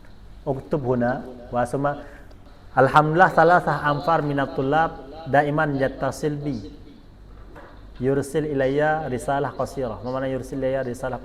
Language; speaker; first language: Arabic; non-native, fluent; Indonesian